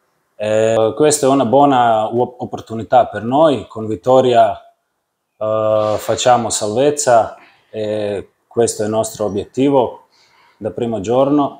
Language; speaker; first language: Italian; non-native, learner; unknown